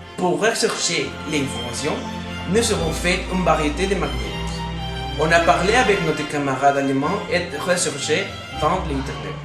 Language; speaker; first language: French; non-native, learner; Spanish